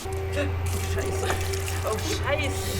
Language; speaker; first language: German; native; German